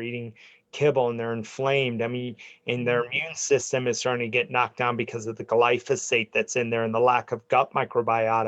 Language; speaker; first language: English; native; English